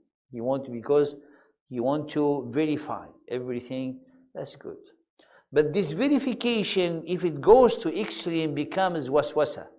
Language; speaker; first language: English; non-native, fluent; Arabic